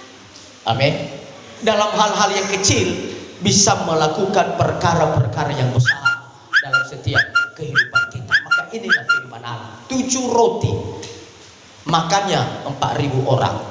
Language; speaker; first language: Indonesian; native; Indonesian